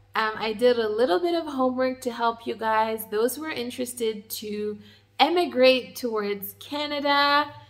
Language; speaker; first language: English; native; English